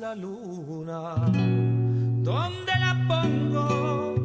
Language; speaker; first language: Spanish; native; Spanish